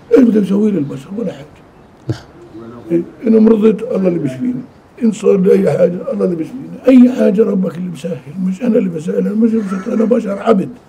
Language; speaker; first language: Arabic; native; Arabic